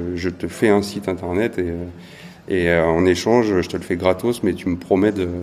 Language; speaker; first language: French; native; French